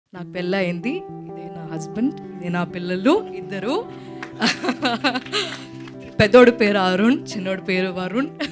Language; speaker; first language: Telugu; non-native, fluent; Malayalam